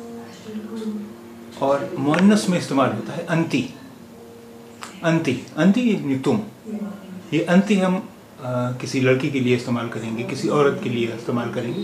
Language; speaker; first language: Urdu; native; Urdu